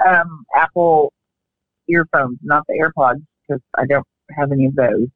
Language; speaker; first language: English; native; English